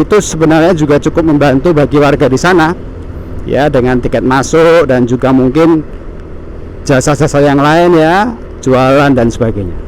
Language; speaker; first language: Indonesian; non-native, local second language; Javanese